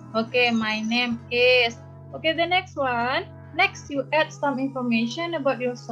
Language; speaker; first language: English; non-native, learner; Indonesian